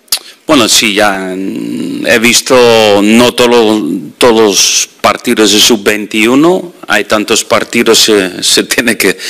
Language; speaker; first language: Spanish; non-native, fluent; Dutch